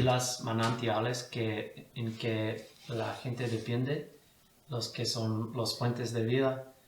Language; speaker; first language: Spanish; non-native, fluent; English